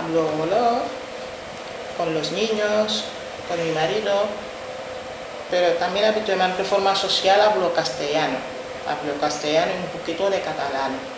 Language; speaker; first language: Spanish; non-native, fluent; Wolof